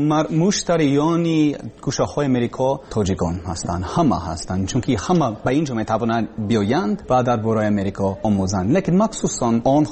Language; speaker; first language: Persian; non-native, learner; English